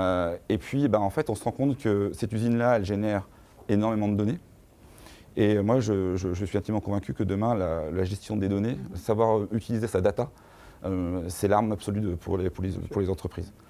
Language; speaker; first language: French; native; French